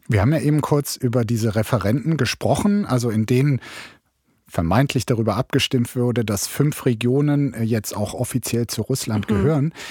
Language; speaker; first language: German; native; German